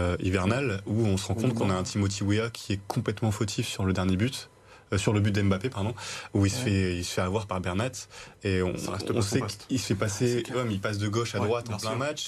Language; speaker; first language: French; native; French